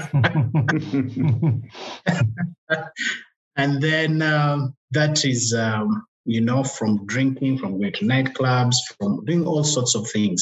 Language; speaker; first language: English; non-native, local second language; Kinyarwanda